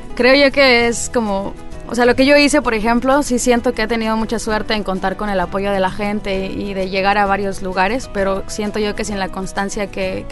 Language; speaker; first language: Spanish; native; Spanish